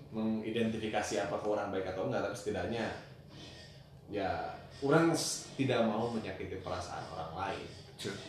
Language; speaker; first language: Indonesian; native; Indonesian